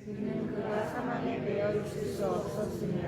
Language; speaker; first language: Korean; native; Korean